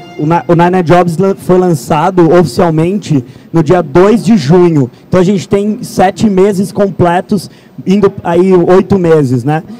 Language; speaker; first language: Portuguese; native; Portuguese